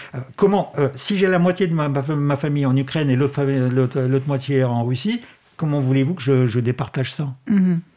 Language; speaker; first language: French; non-native, fluent; Russian